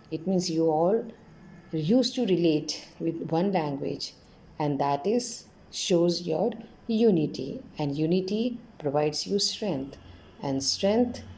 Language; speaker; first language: English; non-native, local second language; Hindi